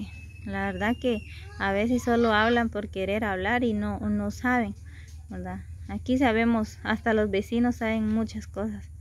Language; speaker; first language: Spanish; native; Spanish